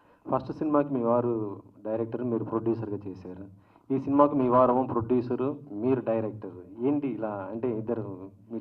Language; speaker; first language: Telugu; native; Telugu